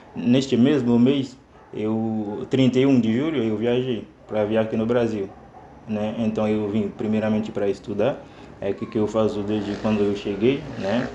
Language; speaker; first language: Portuguese; non-native, fluent; Haitian Creole